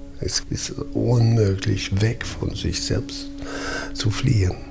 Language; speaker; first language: German; non-native, fluent; English